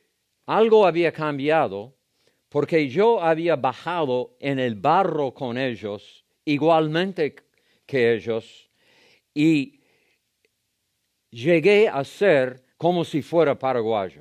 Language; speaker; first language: Spanish; non-native, fluent; English